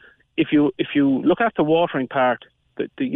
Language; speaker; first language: English; native; English